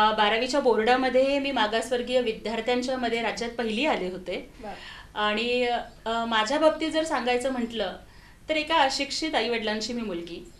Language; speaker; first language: Marathi; non-native, local second language; Telugu